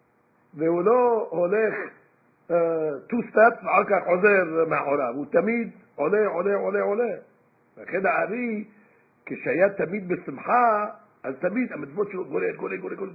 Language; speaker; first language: Hebrew; non-native, fluent; English